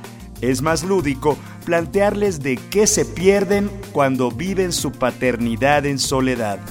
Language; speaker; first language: Spanish; native; Spanish